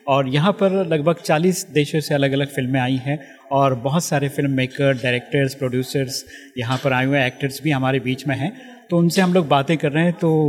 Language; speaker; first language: Hindi; native; Hindi